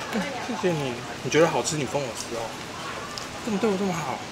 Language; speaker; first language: Chinese; native; Chinese